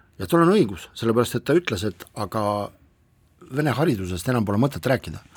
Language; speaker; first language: Estonian; non-native, local second language; Russian